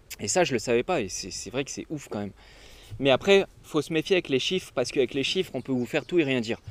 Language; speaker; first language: French; native; French